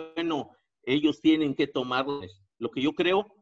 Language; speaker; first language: Spanish; native; Spanish